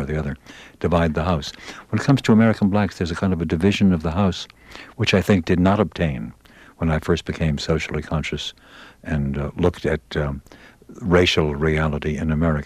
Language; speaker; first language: English; native; English